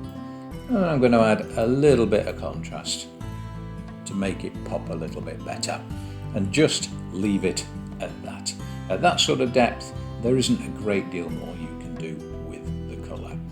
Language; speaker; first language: English; native; English